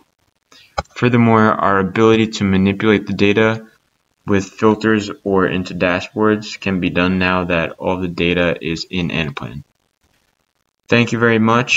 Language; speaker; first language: English; native; English